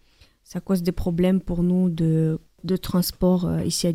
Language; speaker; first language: French; non-native, learner; Ukrainian